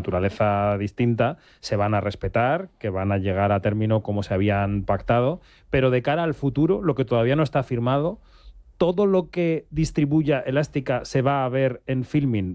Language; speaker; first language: Spanish; native; Spanish